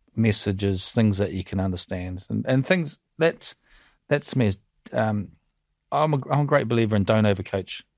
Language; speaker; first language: English; native; English